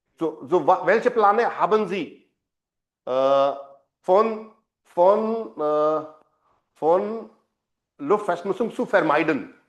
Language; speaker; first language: German; non-native, fluent; Hindi